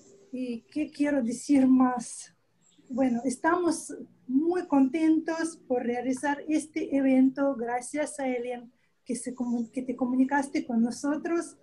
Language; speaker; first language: Spanish; non-native, fluent; Russian